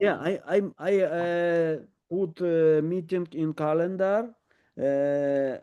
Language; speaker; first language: English; non-native, learner; Ukrainian